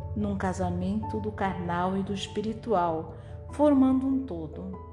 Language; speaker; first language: Portuguese; non-native, fluent; French